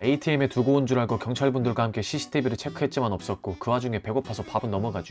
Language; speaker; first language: Korean; native; Korean